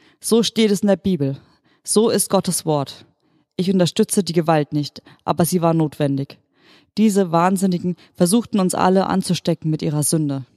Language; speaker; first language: German; native; German